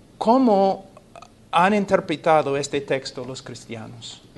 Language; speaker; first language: Spanish; non-native, fluent; English